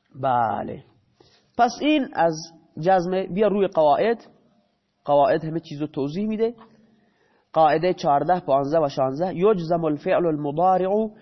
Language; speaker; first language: Persian; non-native, local second language; Baluchi